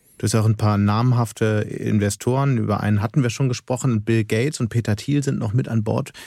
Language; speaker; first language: German; native; German